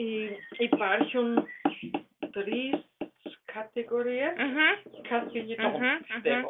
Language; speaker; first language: Greek; non-native, learner; German